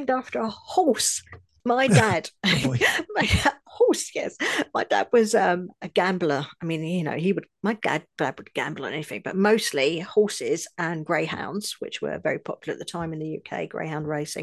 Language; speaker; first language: English; native; English